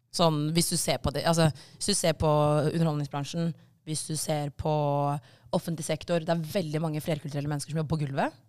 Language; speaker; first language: Norwegian; early bilingual, other home language; Tigrinya